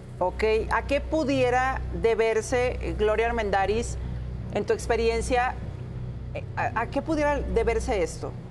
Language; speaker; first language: Spanish; native; Spanish